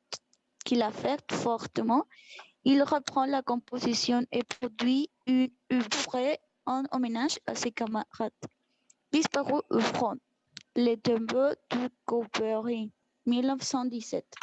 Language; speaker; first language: French; non-native, learner; Spanish